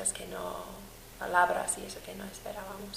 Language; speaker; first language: Spanish; non-native, fluent; English